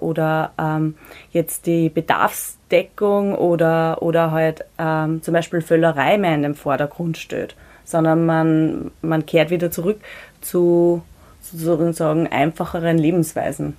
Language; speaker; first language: German; native; German